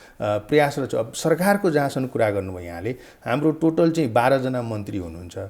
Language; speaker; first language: Nepali; non-native, local second language; Maithili